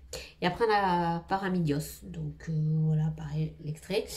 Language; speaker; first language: French; native; French